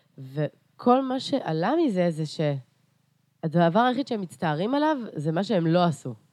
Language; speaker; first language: Hebrew; early bilingual, other home language; Russian